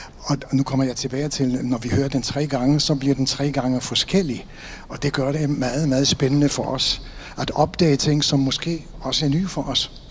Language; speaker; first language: Danish; non-native, fluent; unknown